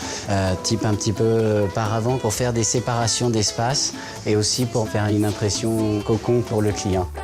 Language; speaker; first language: French; native; French